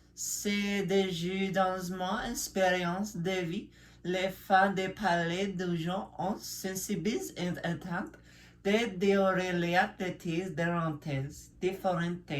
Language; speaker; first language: French; non-native, learner; English